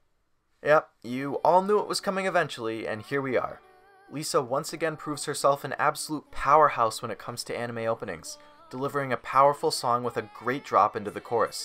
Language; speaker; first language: English; native; English